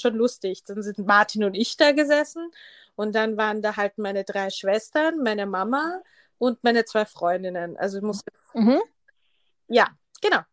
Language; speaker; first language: German; early bilingual, other home language; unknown